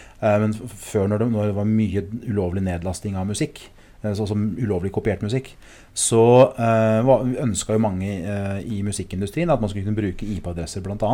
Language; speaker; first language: Norwegian; early bilingual, other home language; English